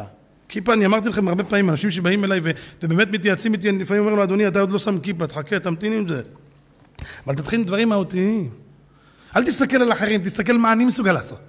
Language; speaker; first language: Hebrew; native; Hebrew